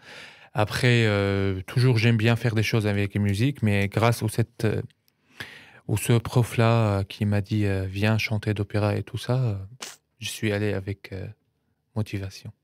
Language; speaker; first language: French; non-native, fluent; Arabic